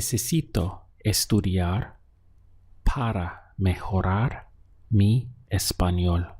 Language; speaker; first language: Spanish; non-native, fluent; English